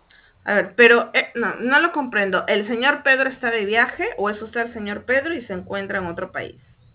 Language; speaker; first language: Spanish; native; Spanish